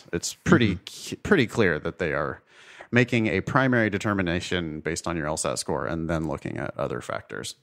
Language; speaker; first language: English; native; English